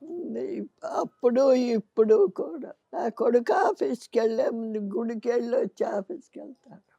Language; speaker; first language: Telugu; native; Telugu